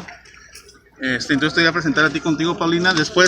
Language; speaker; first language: Spanish; native; Spanish